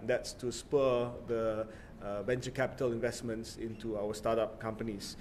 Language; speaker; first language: English; non-native, local second language; Malay